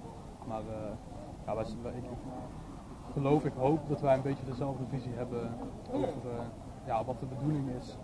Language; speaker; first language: Dutch; native; Dutch